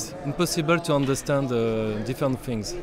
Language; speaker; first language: English; non-native, learner; French